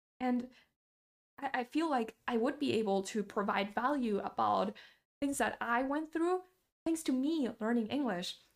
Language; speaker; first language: English; non-native, fluent; Portuguese